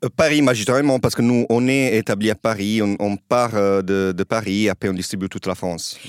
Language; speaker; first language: French; non-native, fluent; Italian